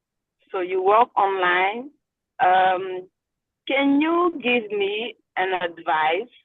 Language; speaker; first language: English; non-native, learner; French